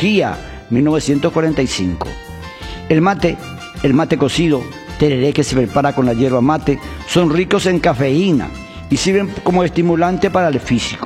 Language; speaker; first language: Spanish; native; Spanish